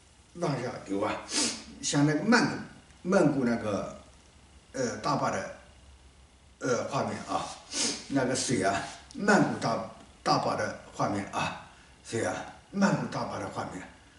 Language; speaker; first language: Chinese; native; Chinese